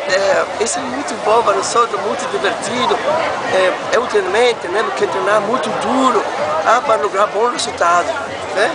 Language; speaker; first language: Portuguese; non-native, learner; Spanish